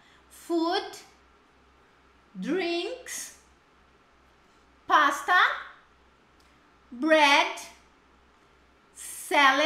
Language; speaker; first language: English; non-native, fluent; Portuguese